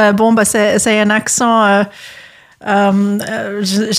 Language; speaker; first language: French; non-native, fluent; English